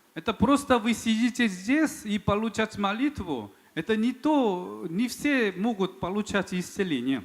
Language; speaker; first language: Russian; non-native, fluent; Korean